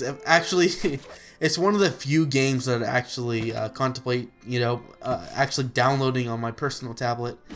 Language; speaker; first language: English; native; English